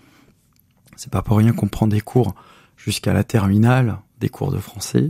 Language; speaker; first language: French; native; French